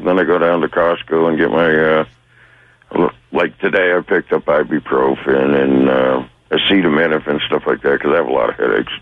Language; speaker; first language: English; native; English